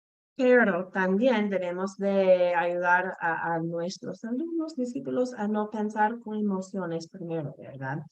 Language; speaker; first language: Spanish; non-native, fluent; English